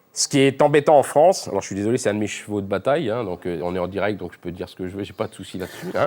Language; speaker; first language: French; native; French